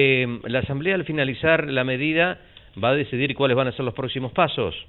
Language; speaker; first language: Spanish; native; Spanish